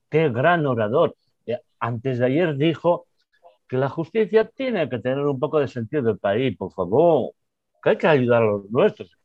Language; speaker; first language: Spanish; non-native, local second language; Basque